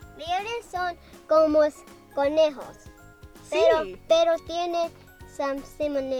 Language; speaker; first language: Spanish; early bilingual, heritage; Spanish